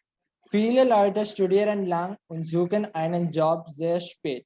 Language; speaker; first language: German; non-native, learner; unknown